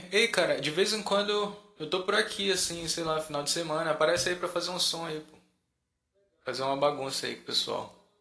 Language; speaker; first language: Portuguese; native; Portuguese